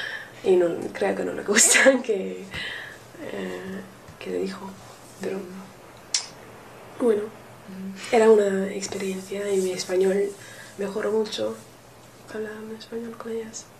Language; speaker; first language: Spanish; non-native, learner; English